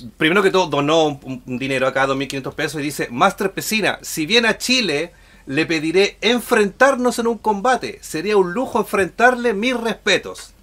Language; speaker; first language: Spanish; native; Spanish